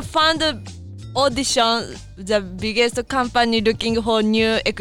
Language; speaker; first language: English; non-native, learner; Japanese